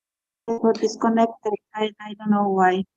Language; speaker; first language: English; non-native, learner; Spanish